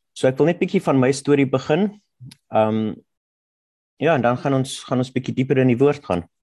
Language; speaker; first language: Afrikaans; non-native, local second language; German